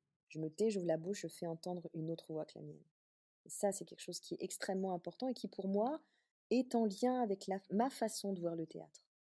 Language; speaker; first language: French; native; French